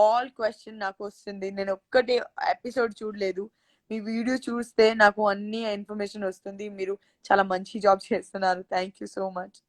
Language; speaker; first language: Telugu; non-native, local second language; Gujarati